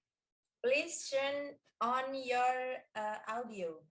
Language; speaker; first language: English; non-native, learner; Indonesian